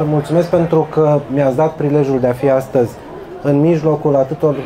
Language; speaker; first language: Romanian; native; Romanian